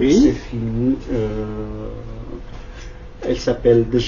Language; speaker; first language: French; non-native, learner; Kurdish